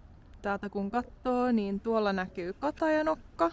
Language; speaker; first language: Finnish; native; Finnish